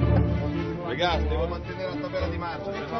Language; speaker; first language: Italian; native; Italian